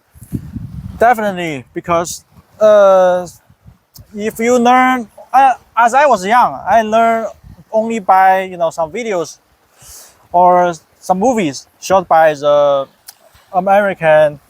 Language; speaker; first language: English; non-native, fluent; Chinese